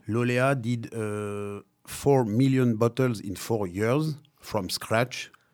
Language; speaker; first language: English; non-native, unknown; French